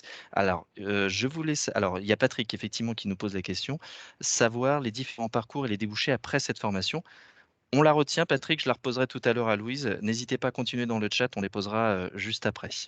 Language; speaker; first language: French; native; French